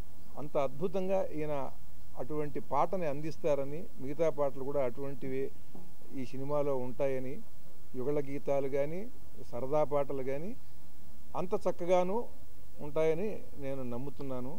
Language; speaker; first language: Telugu; native; Telugu